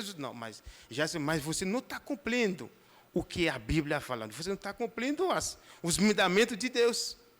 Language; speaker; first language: Portuguese; non-native, fluent; Haitian Creole